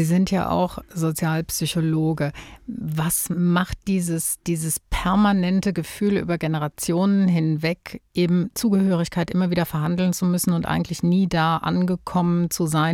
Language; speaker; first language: German; native; German